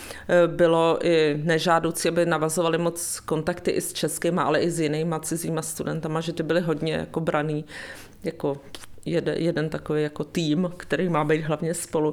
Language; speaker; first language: Czech; native; Czech